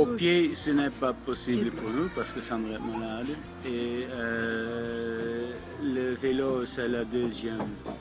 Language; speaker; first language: French; non-native, learner; Dutch